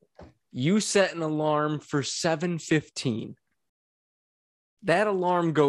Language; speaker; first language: English; native; English